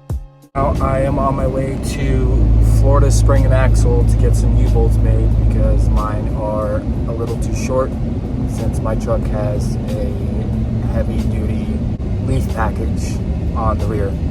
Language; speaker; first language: English; native; English